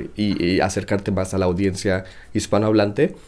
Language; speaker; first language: Spanish; native; Spanish